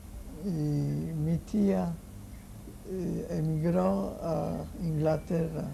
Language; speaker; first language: Spanish; non-native, fluent; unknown